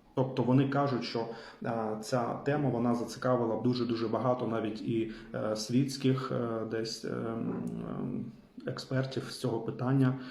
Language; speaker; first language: Ukrainian; non-native, local second language; Russian